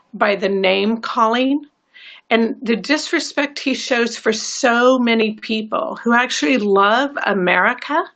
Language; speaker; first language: English; native; English